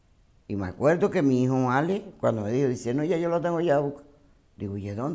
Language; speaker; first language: Spanish; native; Spanish